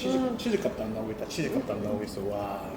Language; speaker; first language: Korean; native; Korean